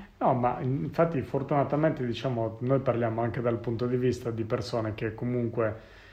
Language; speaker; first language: Italian; native; Italian